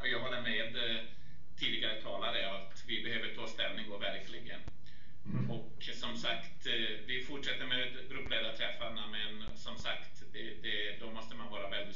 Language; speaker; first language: Swedish; non-native, fluent; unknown